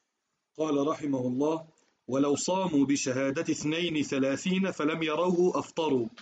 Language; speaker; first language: Arabic; native; Arabic